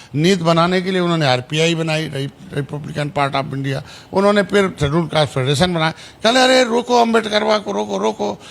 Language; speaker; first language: Hindi; native; Hindi